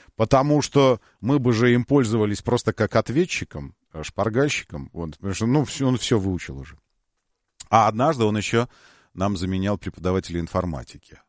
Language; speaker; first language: Russian; native; Russian